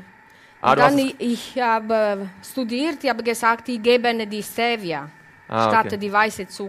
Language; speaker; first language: German; non-native, learner; Italian